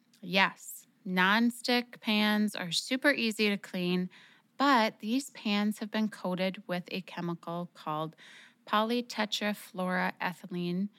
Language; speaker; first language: English; native; English